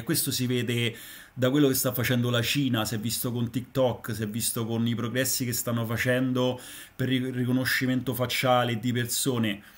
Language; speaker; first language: Italian; native; Italian